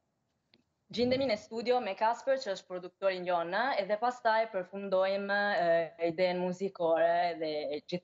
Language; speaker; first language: Albanian; early bilingual, heritage; Albanian